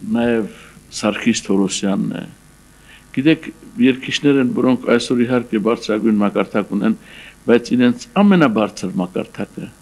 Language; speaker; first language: Armenian; native; Armenian